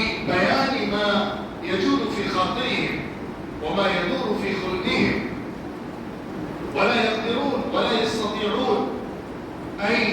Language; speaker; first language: Arabic; non-native, fluent; Urdu